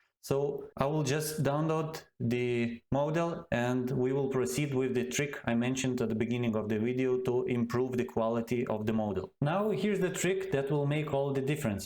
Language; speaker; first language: English; non-native, fluent; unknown